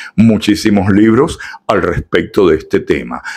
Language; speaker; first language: Spanish; native; Spanish